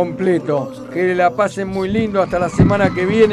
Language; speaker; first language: Spanish; native; Spanish